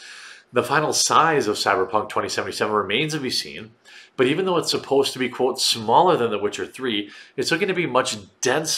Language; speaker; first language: English; native; English